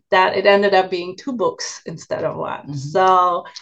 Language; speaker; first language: English; non-native, fluent; Polish